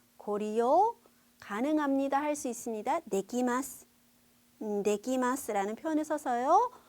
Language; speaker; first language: Korean; native; Korean